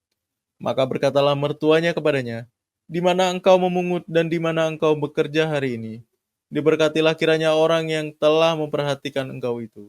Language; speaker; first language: Indonesian; native; Indonesian